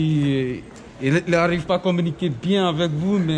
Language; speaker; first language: French; non-native, learner; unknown